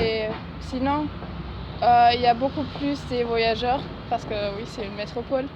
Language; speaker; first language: French; non-native, learner; German